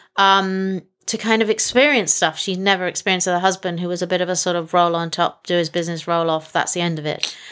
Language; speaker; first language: English; native; English